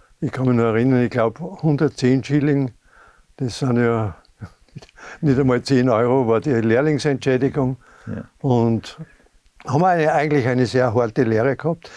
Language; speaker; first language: German; native; German